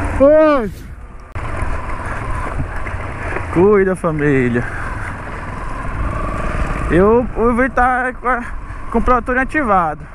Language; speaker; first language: Portuguese; native; Portuguese